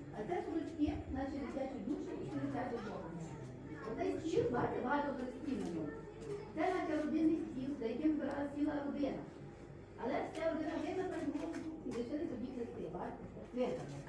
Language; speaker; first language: Ukrainian; native; Ukrainian